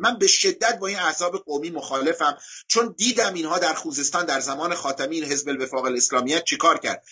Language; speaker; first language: Persian; non-native, local second language; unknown